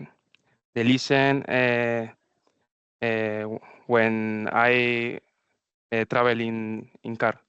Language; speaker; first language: English; non-native, learner; Spanish